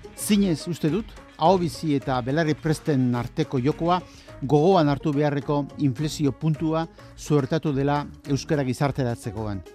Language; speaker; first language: Basque; native; Basque